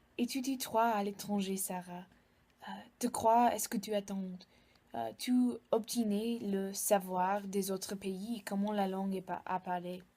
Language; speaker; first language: French; non-native, learner; English